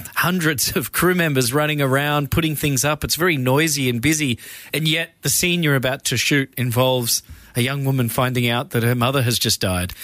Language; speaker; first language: English; native; English